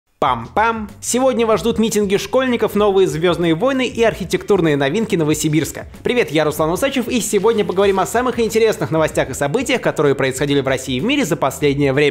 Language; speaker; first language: Russian; native; Russian